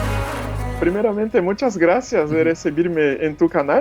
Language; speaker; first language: Spanish; non-native, fluent; Portuguese